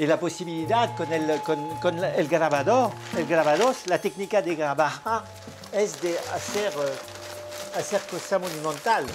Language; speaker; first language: Spanish; non-native, fluent; French